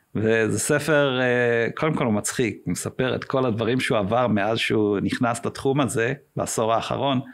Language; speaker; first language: Hebrew; native; Hebrew